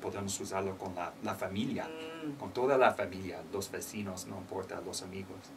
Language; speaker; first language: Spanish; non-native, learner; English